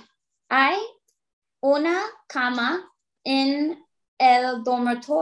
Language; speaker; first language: Spanish; non-native, learner; English